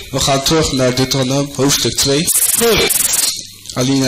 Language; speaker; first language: Dutch; non-native, fluent; French